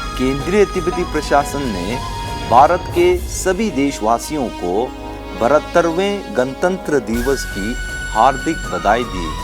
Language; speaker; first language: Hindi; non-native, local second language; Tibetan